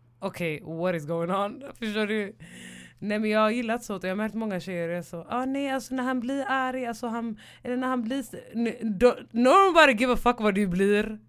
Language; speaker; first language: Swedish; early bilingual, other home language; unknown